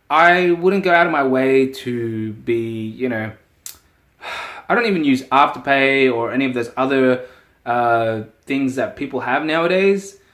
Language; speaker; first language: English; native; English